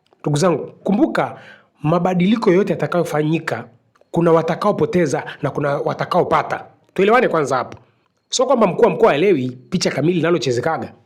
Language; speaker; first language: Swahili; native; Swahili